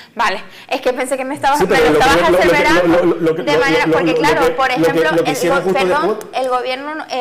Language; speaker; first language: Spanish; native; Spanish